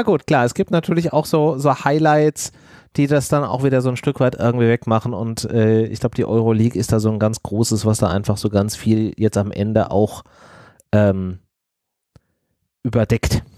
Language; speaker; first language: German; native; German